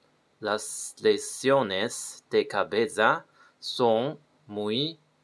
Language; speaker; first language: Spanish; non-native, learner; Chinese